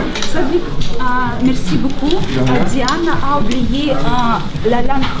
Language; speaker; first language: French; non-native, learner; Ukrainian